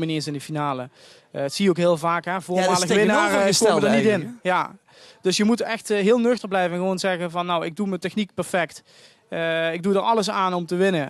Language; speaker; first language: Dutch; native; Dutch